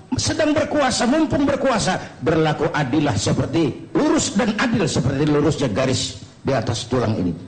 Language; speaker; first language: Indonesian; native; Indonesian